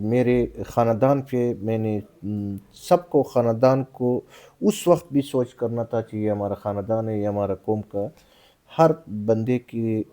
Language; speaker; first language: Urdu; non-native, local second language; Pashto